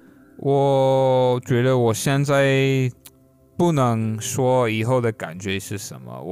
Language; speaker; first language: Chinese; non-native, fluent; English